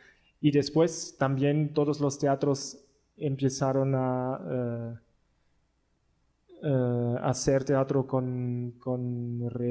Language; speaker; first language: Spanish; non-native, learner; German